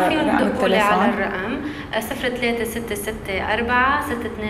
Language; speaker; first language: Arabic; native; Arabic